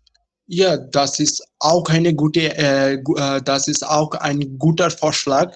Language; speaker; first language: German; non-native, learner; Bangla